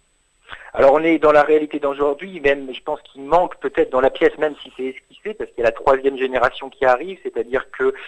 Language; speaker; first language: French; native; French